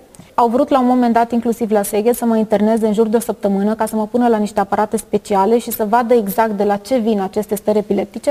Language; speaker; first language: Romanian; native; Romanian